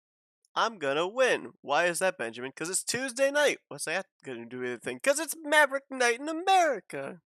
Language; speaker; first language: English; native; English